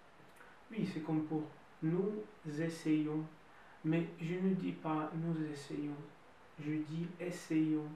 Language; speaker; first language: French; non-native, fluent; Russian